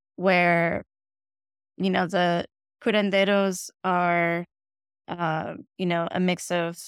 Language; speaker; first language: English; non-native, fluent; Spanish